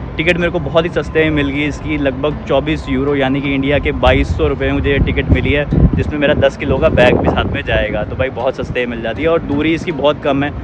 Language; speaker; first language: Hindi; native; Hindi